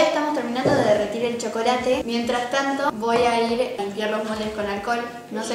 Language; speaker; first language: Spanish; native; Spanish